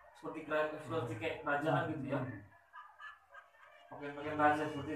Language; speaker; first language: Indonesian; native; Indonesian